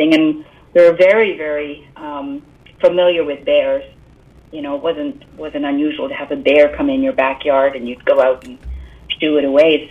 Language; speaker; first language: English; native; English